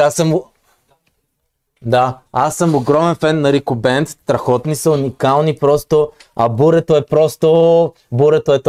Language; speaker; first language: Bulgarian; native; Bulgarian